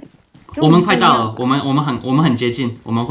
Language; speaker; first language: Chinese; early bilingual, heritage; Chinese